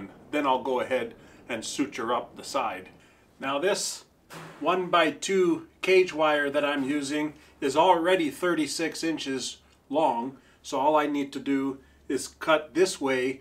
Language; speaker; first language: English; native; English